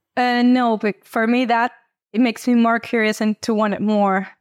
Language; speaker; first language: English; non-native, fluent; Spanish